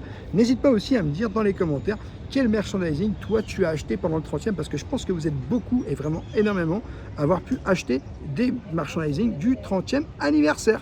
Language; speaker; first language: French; native; French